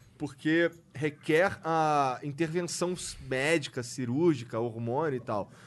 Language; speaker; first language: Portuguese; native; Portuguese